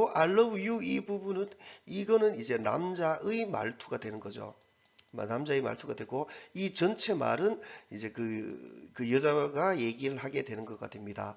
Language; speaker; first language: Korean; native; Korean